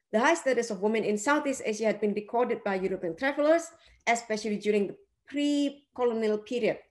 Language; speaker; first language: English; non-native, fluent; Indonesian